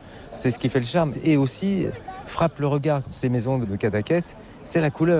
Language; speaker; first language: French; native; French